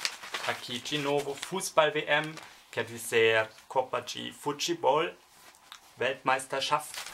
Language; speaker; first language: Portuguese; non-native, learner; German